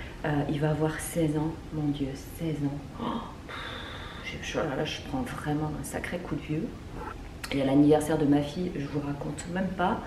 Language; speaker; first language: French; native; French